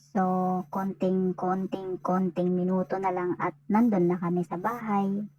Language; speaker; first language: Filipino; native; Filipino